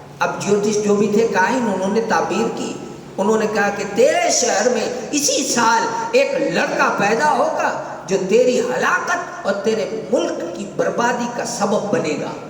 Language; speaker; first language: Urdu; non-native, local second language; Gujarati